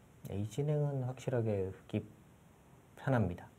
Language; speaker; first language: Korean; native; Korean